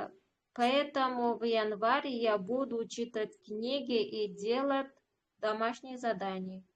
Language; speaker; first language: Russian; non-native, learner; Uzbek